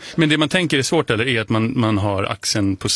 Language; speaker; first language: Swedish; native; Swedish